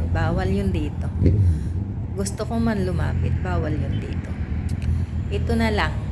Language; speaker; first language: Filipino; non-native, local second language; Cebuano